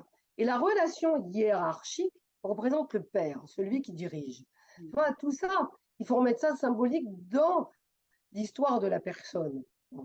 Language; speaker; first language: French; native; French